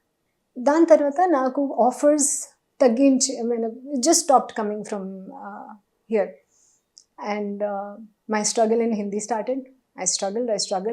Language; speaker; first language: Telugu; non-native, learner; Hindi